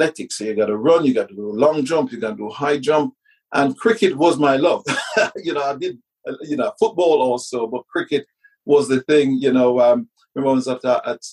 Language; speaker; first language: English; early bilingual, other home language; Jamaican Creole English